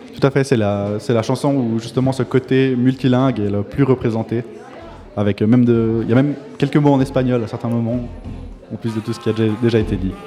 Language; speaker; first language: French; native; French